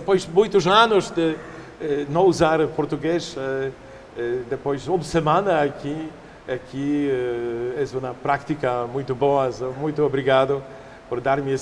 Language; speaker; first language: Portuguese; non-native, fluent; Polish